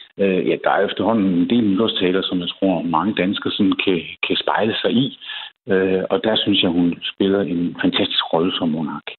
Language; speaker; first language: Danish; native; Danish